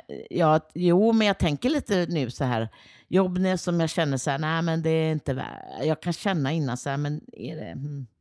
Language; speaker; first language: Swedish; native; Swedish